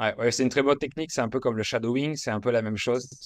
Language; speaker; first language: French; native; French